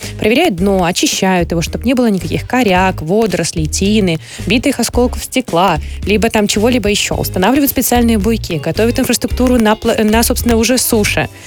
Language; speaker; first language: Russian; native; Russian